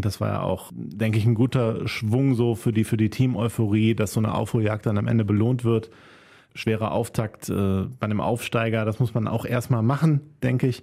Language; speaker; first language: German; native; German